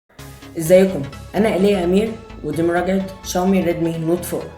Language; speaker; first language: Arabic; native; Arabic